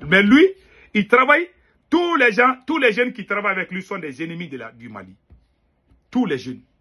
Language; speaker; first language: French; non-native, local second language; Bambara